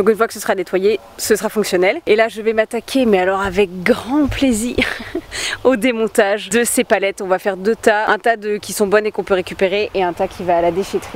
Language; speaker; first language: French; native; French